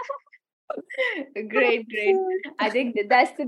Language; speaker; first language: English; non-native, local second language; Hindi